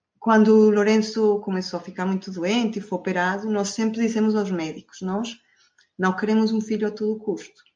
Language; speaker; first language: Portuguese; non-native, fluent; Spanish